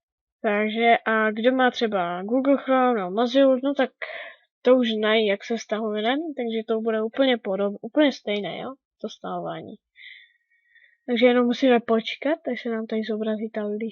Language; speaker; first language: Czech; native; Czech